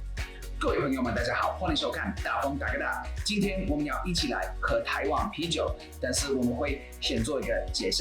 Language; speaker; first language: Chinese; non-native, fluent; English